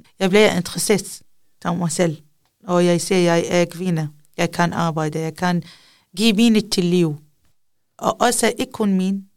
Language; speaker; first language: Danish; non-native, learner; Arabic